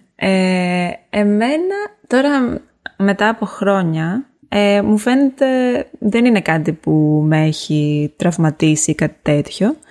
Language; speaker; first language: Greek; native; Greek